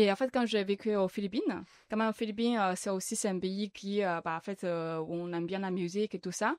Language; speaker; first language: French; non-native, learner; Chinese